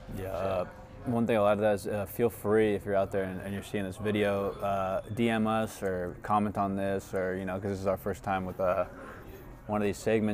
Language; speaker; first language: English; native; English